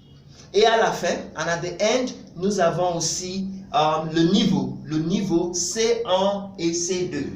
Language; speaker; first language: French; non-native, fluent; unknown